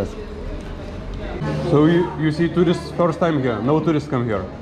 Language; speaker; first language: English; non-native, learner; Lithuanian